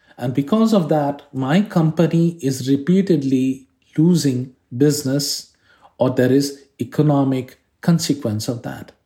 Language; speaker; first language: English; non-native, fluent; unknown